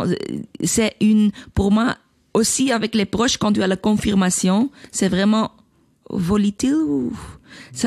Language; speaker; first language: French; non-native, learner; Dutch